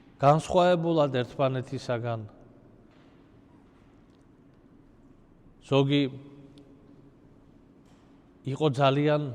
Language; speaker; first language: Georgian; native; Georgian